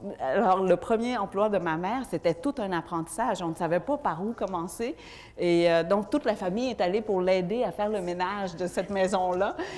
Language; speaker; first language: French; early bilingual, other home language; Vietnamese